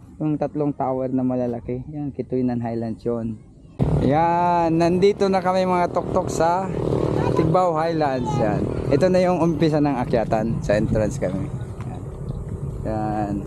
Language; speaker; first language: Filipino; non-native, local second language; Bikol